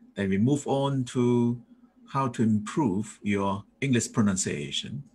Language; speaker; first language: English; non-native, fluent; Thai